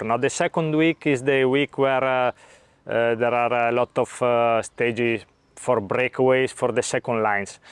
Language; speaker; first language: English; non-native, learner; Italian